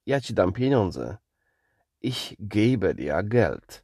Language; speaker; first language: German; non-native, fluent; Polish